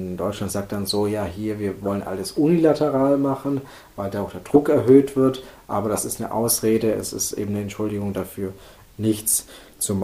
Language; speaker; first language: German; native; German